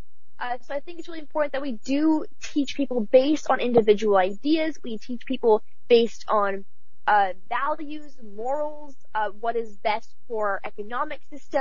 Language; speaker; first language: English; native; English